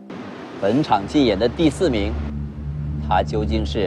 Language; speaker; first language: Chinese; native; Chinese